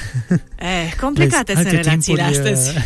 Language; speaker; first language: Romanian; native; Romanian